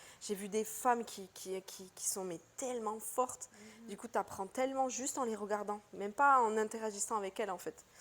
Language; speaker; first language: French; early bilingual, other home language; Portuguese